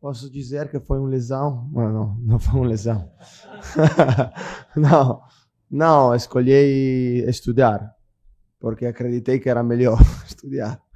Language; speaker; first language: Portuguese; non-native, fluent; Italian